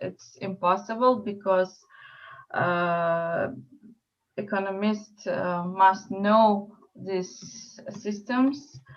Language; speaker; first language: English; non-native, learner; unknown